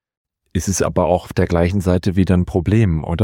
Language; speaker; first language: German; native; German